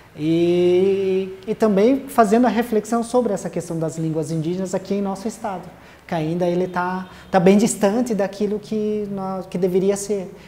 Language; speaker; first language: Portuguese; non-native, local second language; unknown